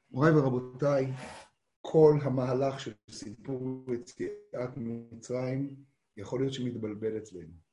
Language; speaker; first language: Hebrew; native; Hebrew